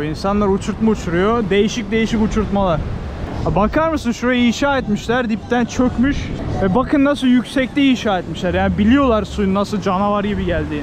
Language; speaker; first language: Turkish; native; Turkish